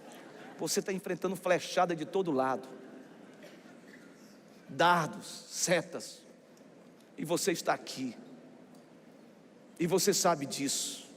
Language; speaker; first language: Portuguese; native; Portuguese